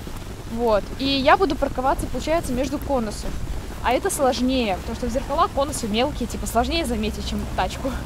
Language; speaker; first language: Russian; native; Russian